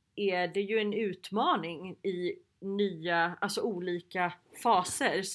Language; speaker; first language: Swedish; native; Swedish